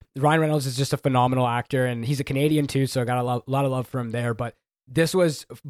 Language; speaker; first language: English; early bilingual, other home language; Hindi